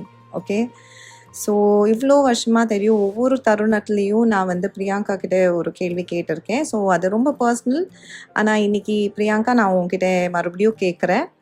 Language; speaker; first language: Tamil; native; Tamil